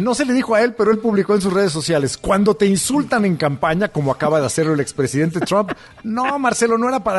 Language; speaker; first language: Spanish; native; Spanish